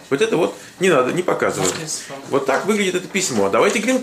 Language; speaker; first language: Russian; native; Russian